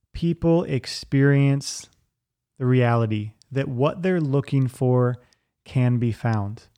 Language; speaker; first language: English; native; English